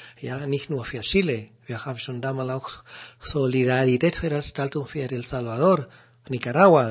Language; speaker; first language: German; non-native, learner; Spanish